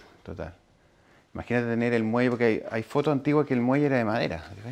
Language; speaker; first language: Spanish; native; Spanish